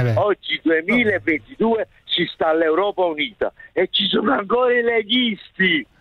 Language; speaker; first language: Italian; native; Italian